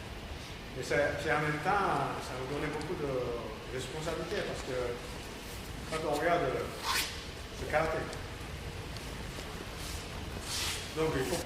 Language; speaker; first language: French; non-native, learner; Japanese